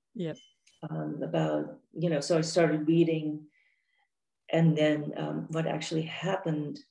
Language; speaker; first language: English; non-native, fluent; Dutch